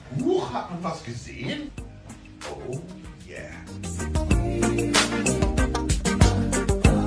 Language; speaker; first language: German; native; German